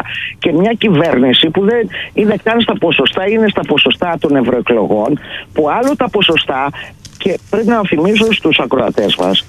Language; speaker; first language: Greek; native; Greek